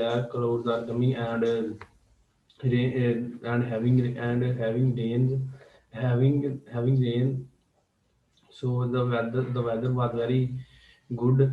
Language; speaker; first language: English; non-native, learner; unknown